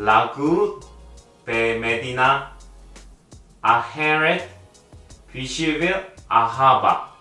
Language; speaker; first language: Hebrew; non-native, learner; Korean